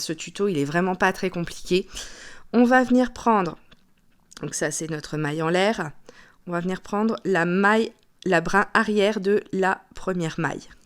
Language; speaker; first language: French; native; French